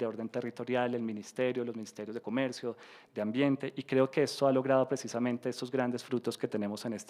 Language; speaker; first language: Spanish; native; Spanish